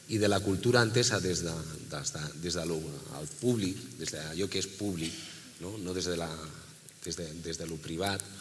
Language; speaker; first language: Catalan; non-native, local second language; Spanish